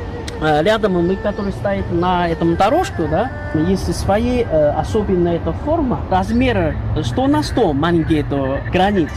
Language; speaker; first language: Russian; non-native, learner; Chinese